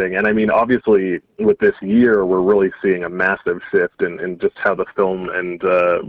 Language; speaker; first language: English; native; English